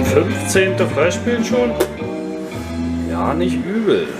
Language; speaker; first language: German; native; German